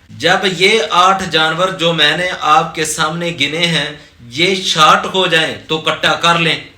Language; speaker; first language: Urdu; non-native, local second language; Saraiki